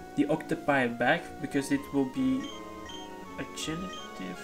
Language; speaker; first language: English; native; English